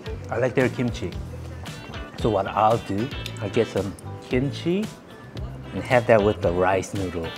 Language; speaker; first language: English; non-native, fluent; Korean